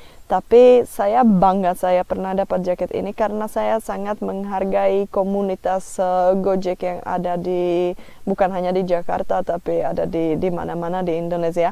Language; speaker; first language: Indonesian; non-native, fluent; Czech